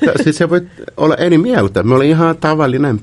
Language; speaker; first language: Finnish; non-native, fluent; Portuguese